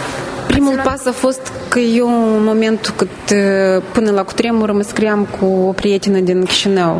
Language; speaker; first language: Romanian; native; Romanian